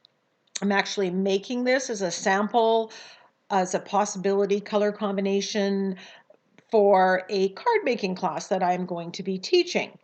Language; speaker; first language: English; native; English